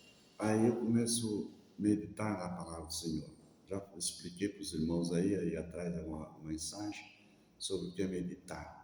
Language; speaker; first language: Portuguese; native; Portuguese